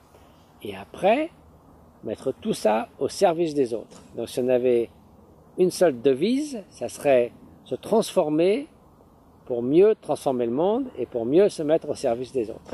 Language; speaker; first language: French; native; French